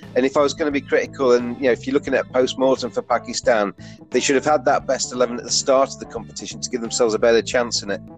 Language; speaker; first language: English; native; English